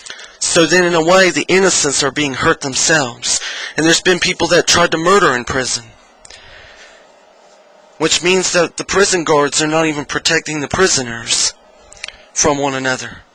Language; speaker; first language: English; native; English